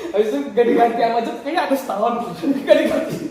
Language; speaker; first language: Indonesian; native; Indonesian